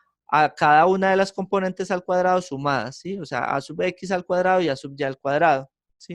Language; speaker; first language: Spanish; native; Spanish